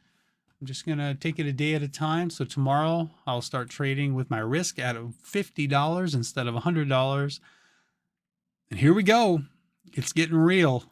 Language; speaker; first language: English; native; English